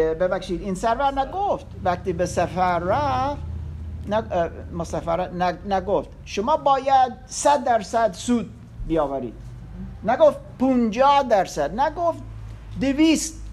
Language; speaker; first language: Persian; non-native, learner; English